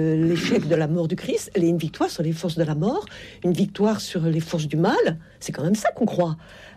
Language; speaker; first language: French; native; French